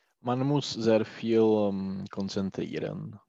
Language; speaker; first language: German; non-native, learner; Czech